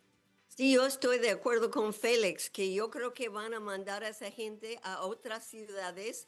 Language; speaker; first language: Spanish; non-native, fluent; English